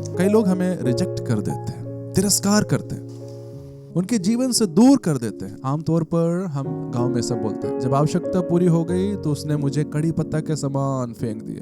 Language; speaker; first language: Hindi; non-native, local second language; Malayalam